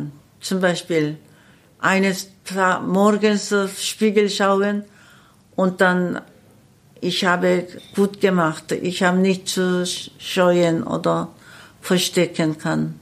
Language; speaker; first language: German; non-native, learner; Korean